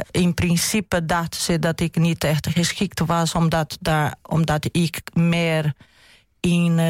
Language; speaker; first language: Dutch; non-native, fluent; Portuguese